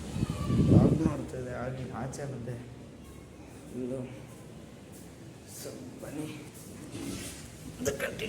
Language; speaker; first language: Kannada; native; Kannada